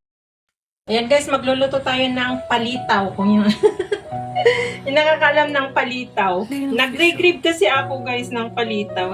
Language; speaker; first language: Filipino; native; Filipino